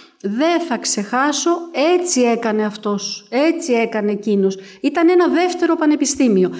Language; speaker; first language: Greek; native; Greek